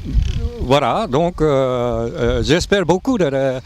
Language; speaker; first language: French; non-native, fluent; Japanese